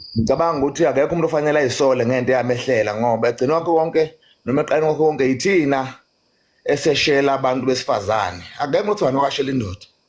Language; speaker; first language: Zulu; native; Zulu